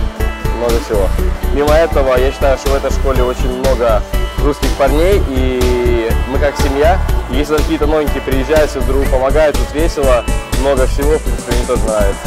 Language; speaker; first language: Russian; native; Russian